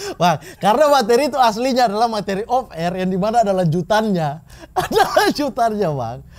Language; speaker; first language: Indonesian; native; Indonesian